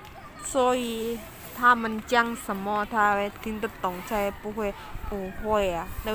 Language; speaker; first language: Chinese; non-native, learner; Javanese